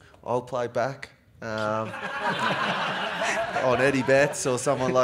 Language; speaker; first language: English; native; English